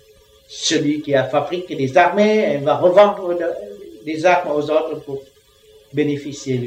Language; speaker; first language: French; non-native, learner; Vietnamese